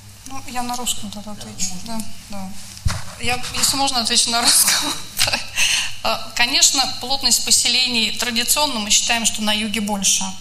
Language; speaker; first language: Russian; native; Russian